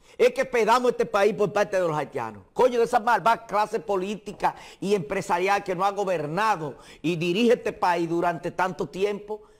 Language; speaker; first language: Spanish; native; Spanish